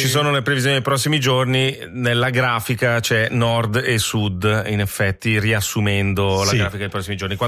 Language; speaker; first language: Italian; native; Italian